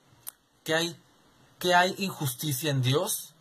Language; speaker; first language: Spanish; native; Spanish